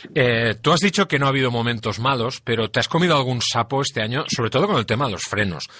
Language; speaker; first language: Spanish; non-native, local second language; Catalan